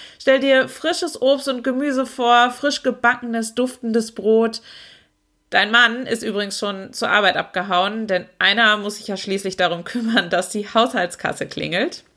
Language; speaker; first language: German; native; German